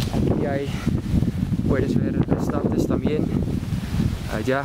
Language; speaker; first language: Spanish; non-native, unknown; Dutch